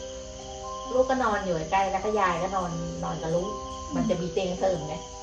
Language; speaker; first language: Thai; native; Thai